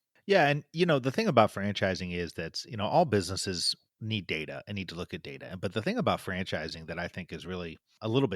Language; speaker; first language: English; native; English